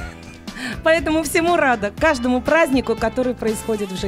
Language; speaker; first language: Russian; native; Russian